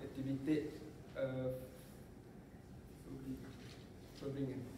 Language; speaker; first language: German; non-native, learner; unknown